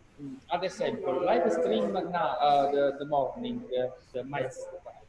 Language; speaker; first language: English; non-native, learner; Italian